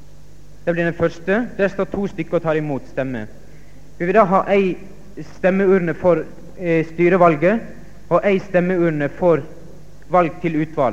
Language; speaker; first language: Norwegian; native; Norwegian